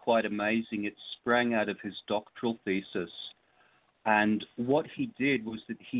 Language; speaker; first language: English; native; English